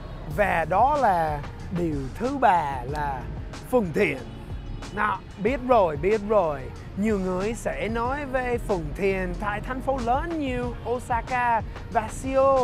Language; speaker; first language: Vietnamese; early bilingual, heritage; English